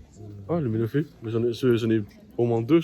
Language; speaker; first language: French; native; French